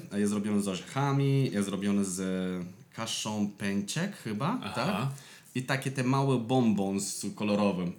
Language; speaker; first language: Polish; non-native, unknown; Romanian